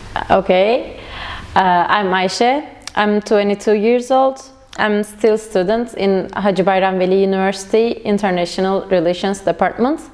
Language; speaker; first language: English; non-native, learner; Turkish